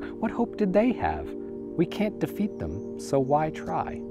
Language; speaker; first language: English; native; English